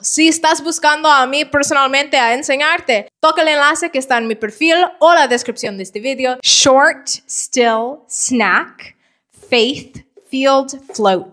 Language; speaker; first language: Spanish; non-native, fluent; English